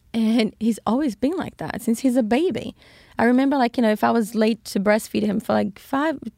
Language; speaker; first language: English; non-native, fluent; Portuguese